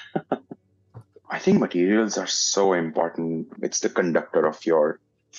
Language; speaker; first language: English; non-native, local second language; Hindi